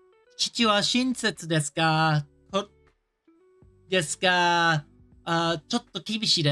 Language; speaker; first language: Japanese; non-native, learner; English